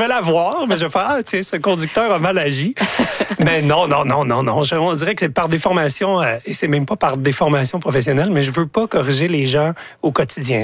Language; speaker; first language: French; native; French